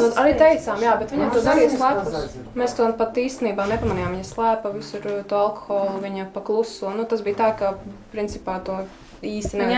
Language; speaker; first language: Latvian; native; Latvian